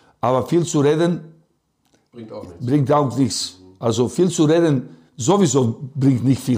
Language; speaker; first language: German; non-native, learner; Serbian